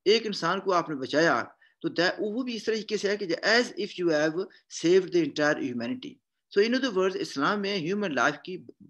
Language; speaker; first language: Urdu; non-native, local second language; Punjabi